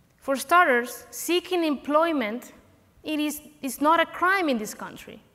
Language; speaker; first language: English; non-native, fluent; Spanish